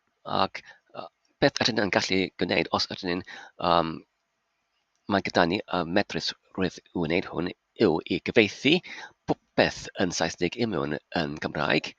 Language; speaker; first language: Welsh; non-native, fluent; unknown